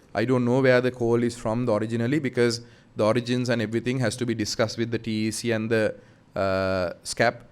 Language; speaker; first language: English; non-native, local second language; Sinhala